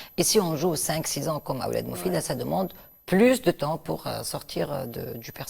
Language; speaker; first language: French; non-native, local second language; Arabic